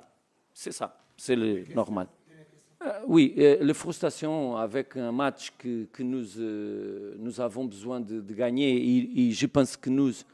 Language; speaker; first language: French; non-native, learner; Portuguese